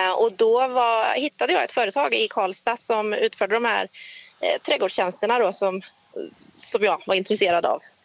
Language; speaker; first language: Swedish; native; Swedish